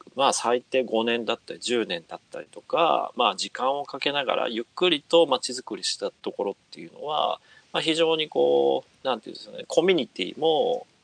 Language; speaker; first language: Japanese; native; Japanese